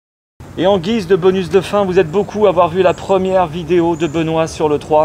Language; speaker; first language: French; native; French